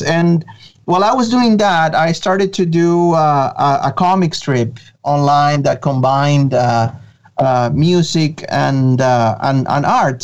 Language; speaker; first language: English; non-native, fluent; Spanish